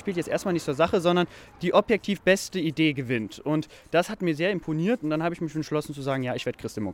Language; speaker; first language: German; native; German